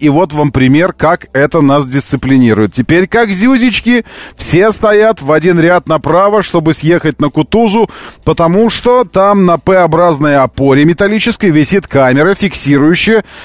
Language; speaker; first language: Russian; native; Russian